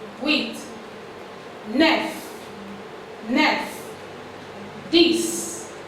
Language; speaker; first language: French; non-native, fluent; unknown